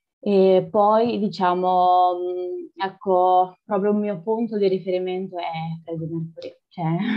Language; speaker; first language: Italian; early bilingual, other home language; Lithuanian